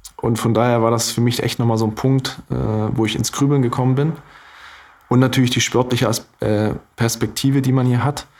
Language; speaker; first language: German; native; German